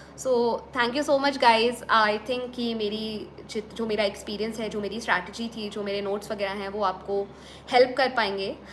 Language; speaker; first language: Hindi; native; Hindi